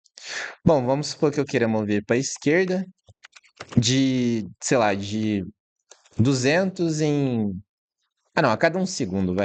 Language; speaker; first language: Portuguese; native; Portuguese